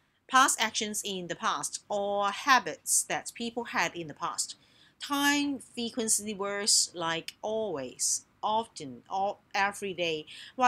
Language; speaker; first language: English; non-native, local second language; Cantonese